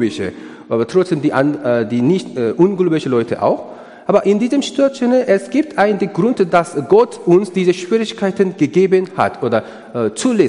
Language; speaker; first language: German; non-native, learner; Korean